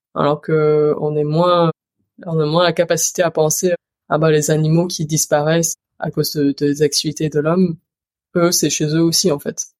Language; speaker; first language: French; early bilingual, other home language; Chinese